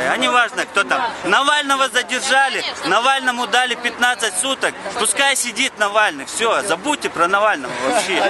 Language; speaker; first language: Russian; non-native, local second language; Chechen